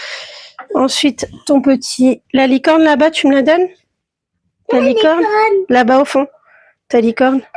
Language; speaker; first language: French; native; French